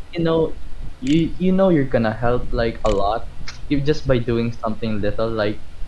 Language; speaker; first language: English; non-native, local second language; Filipino